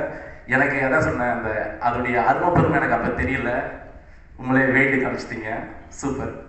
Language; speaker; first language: Tamil; native; Tamil